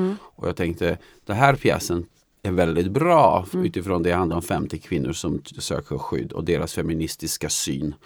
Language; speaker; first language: Swedish; non-native, fluent; Albanian